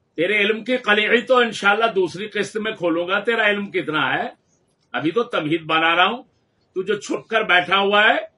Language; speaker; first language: Urdu; non-native, local second language; Punjabi